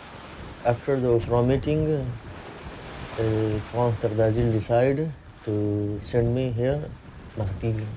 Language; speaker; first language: English; non-native, learner; Pashto